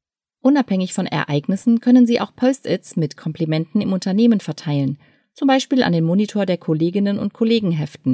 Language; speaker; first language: German; native; German